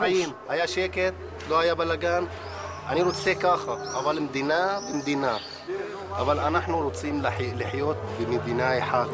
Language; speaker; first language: Hebrew; non-native, local second language; Arabic